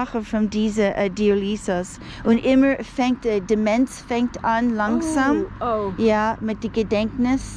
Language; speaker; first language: German; non-native, fluent; English